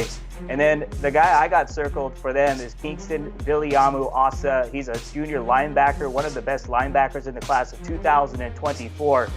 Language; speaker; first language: English; native; English